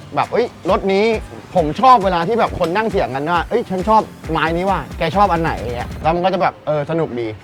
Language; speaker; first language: Thai; native; Thai